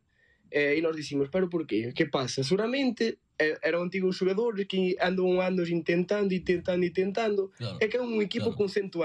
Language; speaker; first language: Spanish; non-native, learner; Portuguese